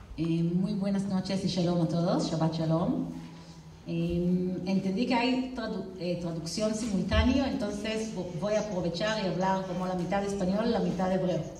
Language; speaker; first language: Spanish; non-native, fluent; Hebrew